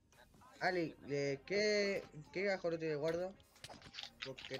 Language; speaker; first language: Spanish; native; Spanish